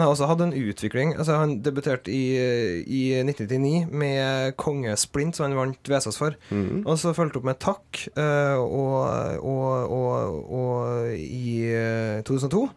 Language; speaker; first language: Norwegian; native; Norwegian